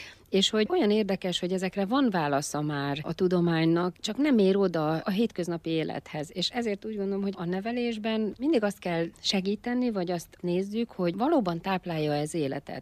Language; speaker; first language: Hungarian; native; Hungarian